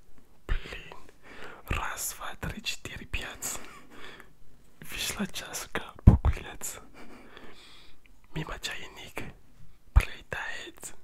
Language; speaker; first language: Russian; non-native, learner; French